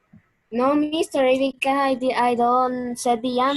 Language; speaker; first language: English; non-native, learner; Spanish